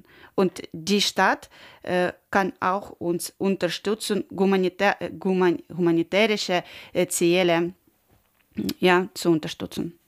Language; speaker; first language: German; non-native, learner; Ukrainian